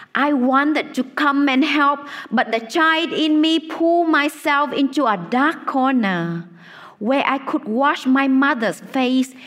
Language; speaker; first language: English; non-native, fluent; Vietnamese